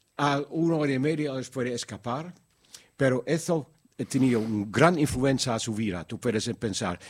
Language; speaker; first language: Spanish; non-native, learner; Dutch